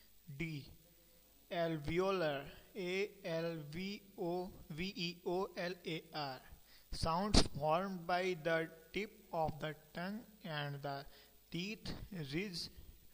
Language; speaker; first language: English; non-native, local second language; Hindi